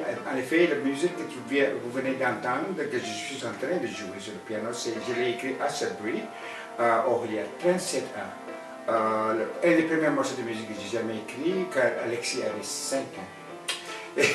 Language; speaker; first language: French; non-native, fluent; Cree